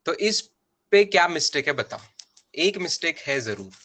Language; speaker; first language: Hindi; non-native, local second language; Marathi